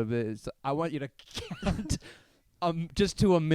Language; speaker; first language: English; native; English